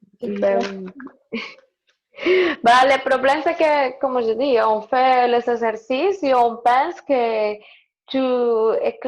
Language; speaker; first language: French; non-native, learner; Spanish